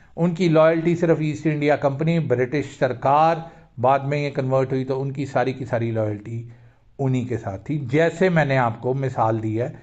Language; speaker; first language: Urdu; native; Urdu